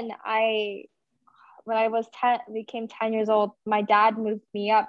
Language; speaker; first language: English; native; English